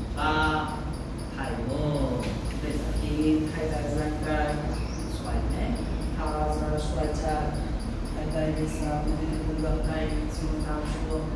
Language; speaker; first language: Vietnamese; non-native, learner; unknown